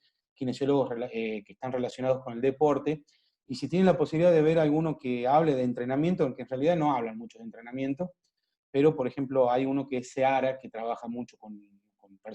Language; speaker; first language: Spanish; native; Spanish